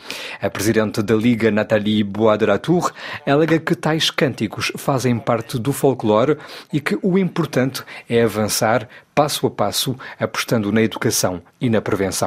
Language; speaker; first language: Portuguese; native; Portuguese